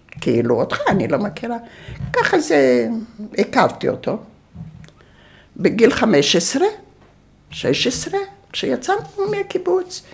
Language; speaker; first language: Hebrew; early bilingual, other home language; Yiddish